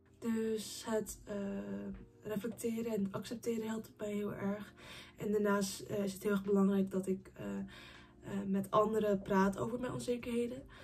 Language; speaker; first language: Dutch; early bilingual, other home language; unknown